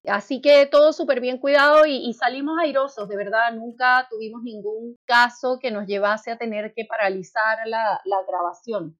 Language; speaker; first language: Spanish; native; Spanish